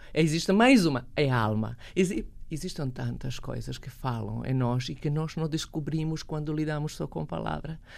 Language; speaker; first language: Portuguese; non-native, fluent; Serbian